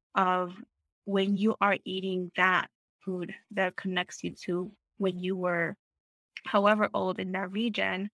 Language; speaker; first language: English; non-native, fluent; Spanish